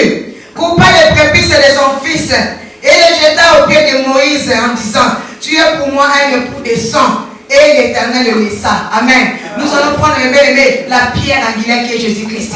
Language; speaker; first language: French; non-native, local second language; Lingala